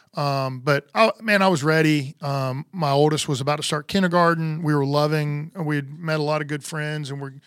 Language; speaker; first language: English; native; English